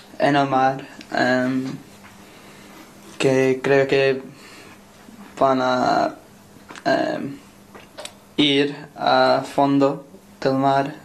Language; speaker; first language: Spanish; non-native, learner; English